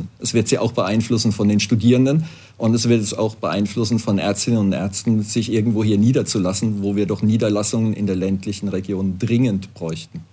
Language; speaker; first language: German; native; German